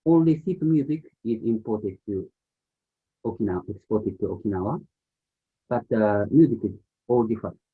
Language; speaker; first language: English; non-native, learner; Japanese